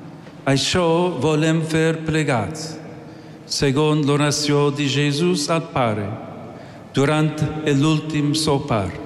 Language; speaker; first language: Catalan; non-native, learner; English